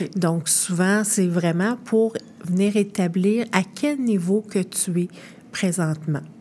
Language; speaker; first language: French; native; French